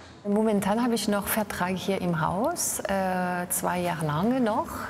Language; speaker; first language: German; non-native, fluent; French